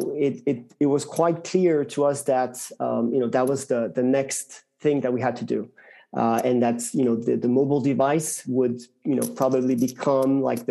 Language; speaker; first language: English; non-native, fluent; French